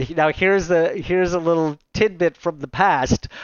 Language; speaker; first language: English; native; English